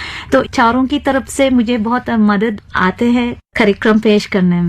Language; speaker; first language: Hindi; non-native, fluent; Sinhala